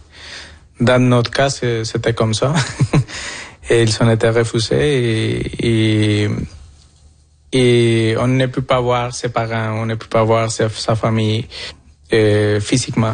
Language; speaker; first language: French; non-native, fluent; Spanish